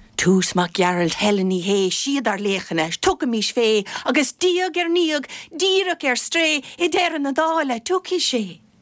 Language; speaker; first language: Irish; non-native, local second language; English